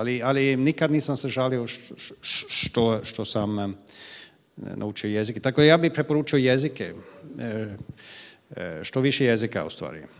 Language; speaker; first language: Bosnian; non-native, fluent; Swedish